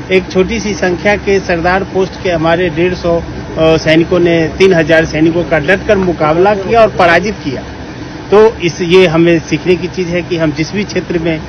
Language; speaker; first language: Hindi; native; Hindi